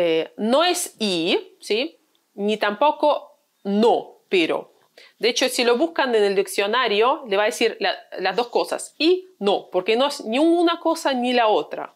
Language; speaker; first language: Spanish; non-native, fluent; Russian